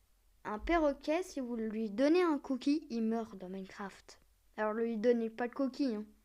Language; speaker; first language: French; native; French